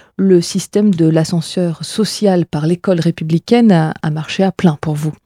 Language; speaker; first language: French; native; French